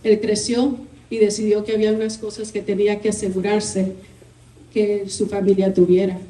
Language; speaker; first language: Spanish; early bilingual, heritage; Spanish